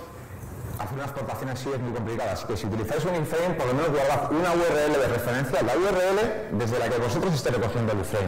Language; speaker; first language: Spanish; native; Spanish